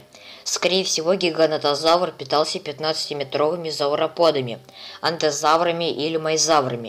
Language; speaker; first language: Russian; native; Russian